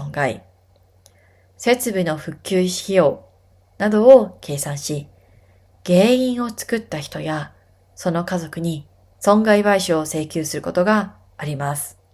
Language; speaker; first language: Japanese; native; Japanese